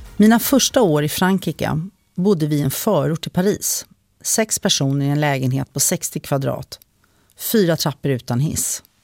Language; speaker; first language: Swedish; early bilingual, other home language; French